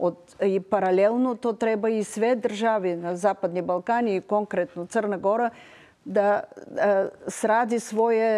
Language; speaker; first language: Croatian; non-native, learner; Bulgarian